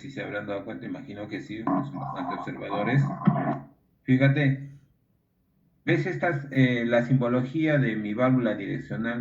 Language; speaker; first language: Spanish; native; Spanish